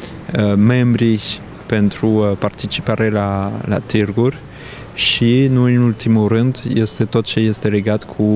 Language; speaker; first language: Romanian; non-native, fluent; French